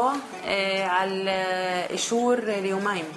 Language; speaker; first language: Hebrew; non-native, learner; Arabic